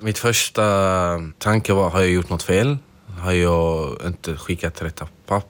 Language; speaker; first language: Swedish; non-native, fluent; Arabic